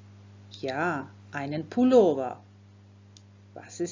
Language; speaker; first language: German; non-native, fluent; Croatian